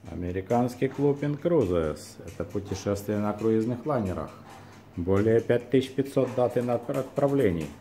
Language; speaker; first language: Russian; native; Russian